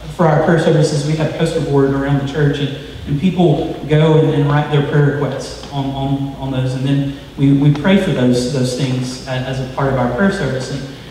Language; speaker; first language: English; native; English